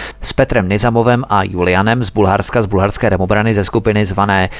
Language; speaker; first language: Czech; native; Czech